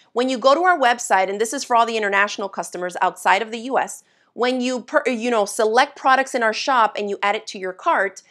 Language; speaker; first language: English; native; English